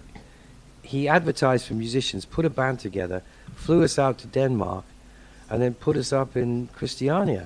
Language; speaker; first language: English; native; English